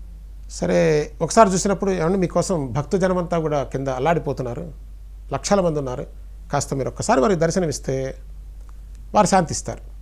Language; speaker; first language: Telugu; native; Telugu